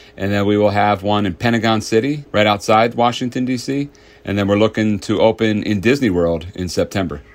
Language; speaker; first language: English; native; English